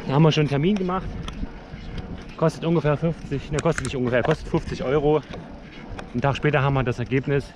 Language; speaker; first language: German; native; German